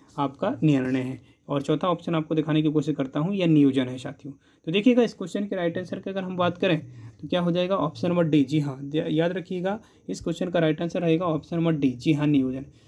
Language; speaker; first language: Hindi; native; Hindi